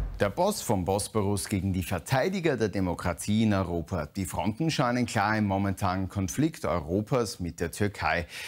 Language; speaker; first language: German; native; German